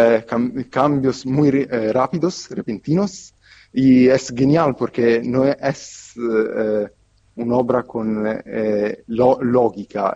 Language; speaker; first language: Spanish; non-native, fluent; Italian